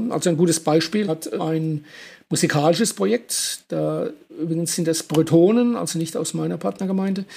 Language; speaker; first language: German; native; German